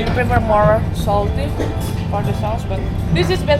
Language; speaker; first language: English; non-native, learner; Indonesian